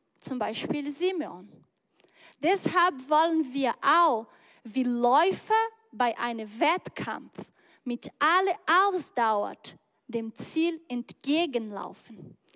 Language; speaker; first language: German; non-native, learner; Portuguese